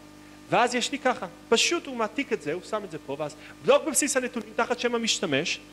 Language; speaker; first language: Hebrew; native; Hebrew